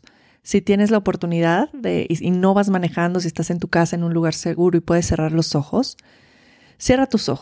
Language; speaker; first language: Spanish; native; Spanish